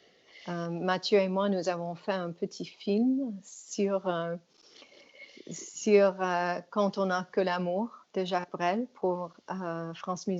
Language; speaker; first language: French; non-native, fluent; English